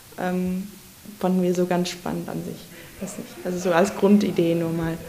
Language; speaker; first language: German; native; German